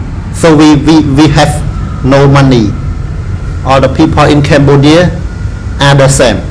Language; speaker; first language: English; non-native, learner; Khmer